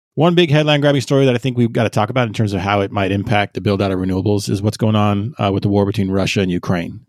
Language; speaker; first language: English; native; English